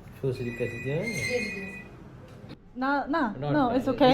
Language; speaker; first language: English; non-native, learner; Korean